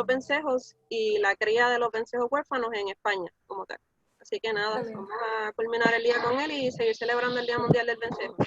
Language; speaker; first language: Spanish; native; Spanish